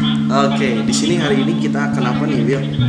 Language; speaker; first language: Indonesian; native; Indonesian